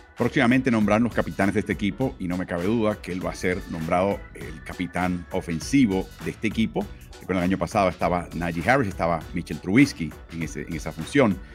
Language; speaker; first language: Spanish; native; Spanish